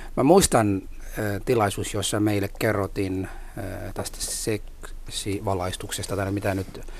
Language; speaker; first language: Finnish; non-native, fluent; Somali